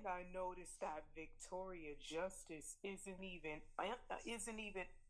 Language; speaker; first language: English; native; English